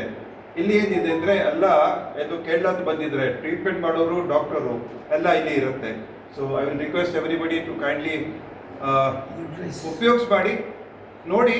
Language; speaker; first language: Kannada; non-native, local second language; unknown